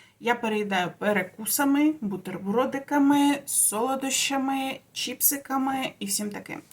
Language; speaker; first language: Ukrainian; non-native, local second language; Russian